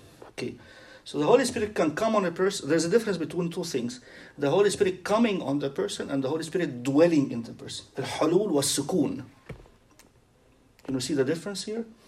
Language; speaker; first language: English; non-native, fluent; Arabic